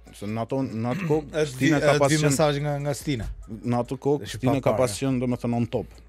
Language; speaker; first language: Albanian; native; Albanian